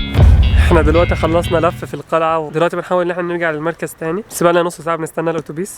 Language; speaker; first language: Arabic; native; Arabic